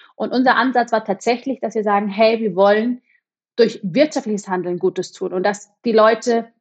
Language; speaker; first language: German; native; German